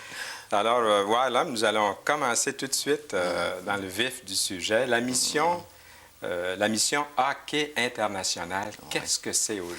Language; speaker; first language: French; native; French